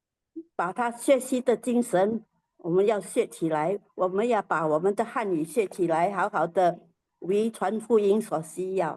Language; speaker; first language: Chinese; early bilingual, heritage; Chinese